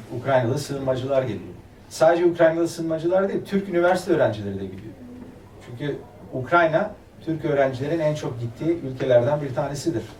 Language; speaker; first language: Turkish; early bilingual, other home language; German